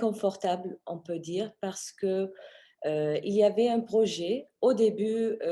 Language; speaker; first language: French; non-native, fluent; Arabic